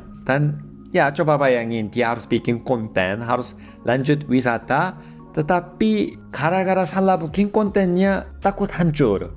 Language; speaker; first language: Indonesian; non-native, fluent; Korean